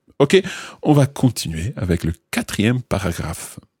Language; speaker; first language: French; non-native, fluent; English